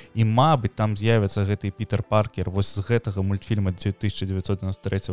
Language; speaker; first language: Belarusian; non-native, local second language; Russian